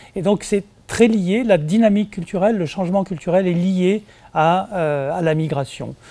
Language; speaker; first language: French; native; French